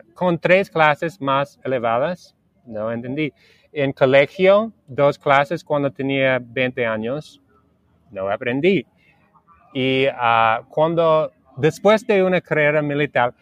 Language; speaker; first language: Spanish; non-native, learner; English